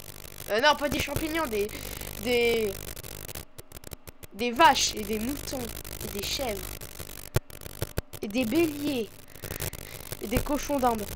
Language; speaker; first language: French; native; French